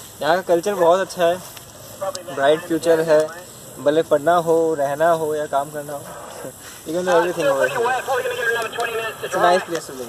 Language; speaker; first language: Hindi; native; Hindi